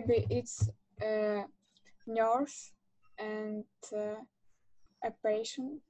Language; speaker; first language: English; non-native, learner; Russian